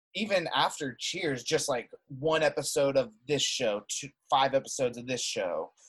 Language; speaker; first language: English; native; English